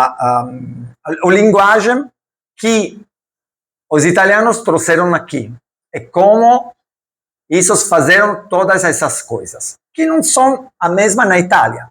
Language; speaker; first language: Portuguese; non-native, learner; Italian